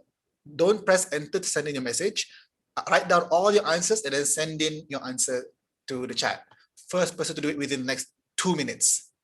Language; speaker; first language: English; non-native, local second language; Malay